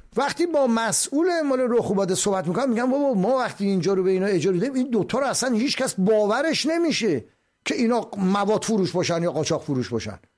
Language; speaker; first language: Persian; native; Persian